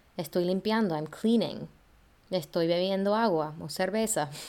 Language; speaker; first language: Spanish; non-native, fluent; English